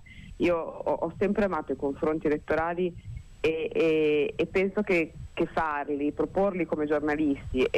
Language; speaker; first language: Italian; native; Italian